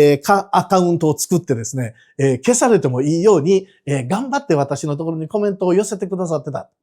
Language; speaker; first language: Japanese; native; Japanese